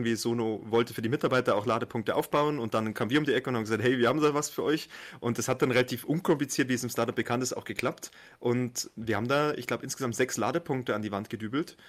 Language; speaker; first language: German; native; German